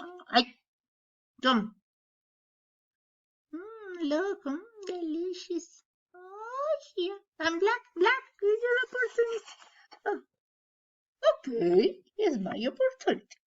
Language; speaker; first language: English; non-native, learner; Spanish